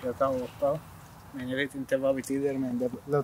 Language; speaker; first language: Swedish; non-native, fluent; Arabic